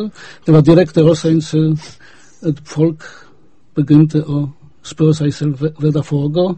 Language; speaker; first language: Danish; non-native, fluent; Polish